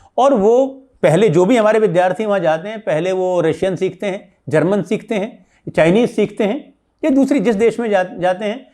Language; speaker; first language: Hindi; native; Hindi